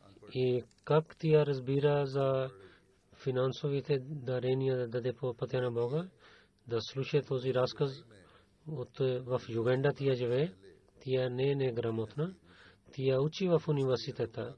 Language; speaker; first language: Bulgarian; non-native, fluent; Urdu